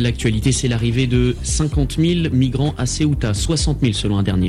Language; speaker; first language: French; native; French